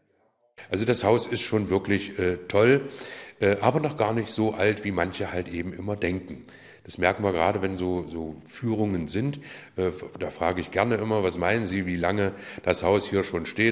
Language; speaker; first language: German; native; German